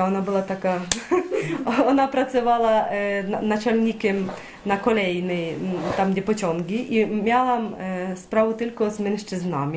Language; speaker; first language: Polish; non-native, learner; Ukrainian